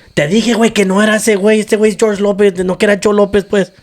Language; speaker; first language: Spanish; early bilingual, other home language; English